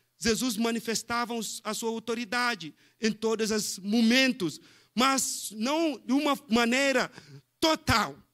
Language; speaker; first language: Portuguese; non-native, fluent; Fula